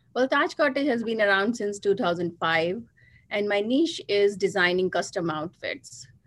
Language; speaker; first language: English; non-native, local second language; Hindi